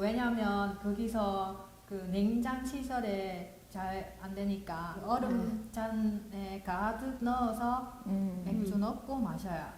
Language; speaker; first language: Korean; non-native, fluent; Vietnamese